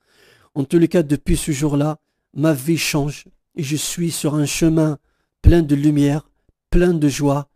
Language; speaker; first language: French; non-native, local second language; Kabyle